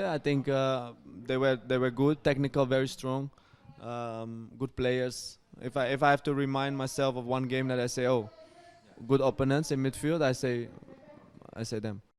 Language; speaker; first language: English; non-native, fluent; Dutch